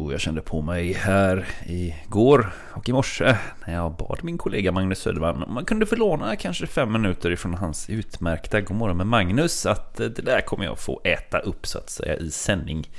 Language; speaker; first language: Swedish; native; Swedish